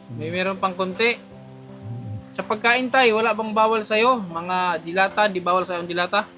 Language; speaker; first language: Filipino; native; Filipino